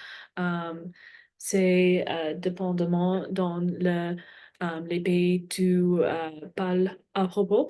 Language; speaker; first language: French; non-native, learner; English